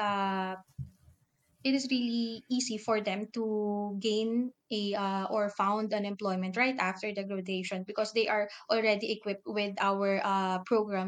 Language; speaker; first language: English; non-native, local second language; Filipino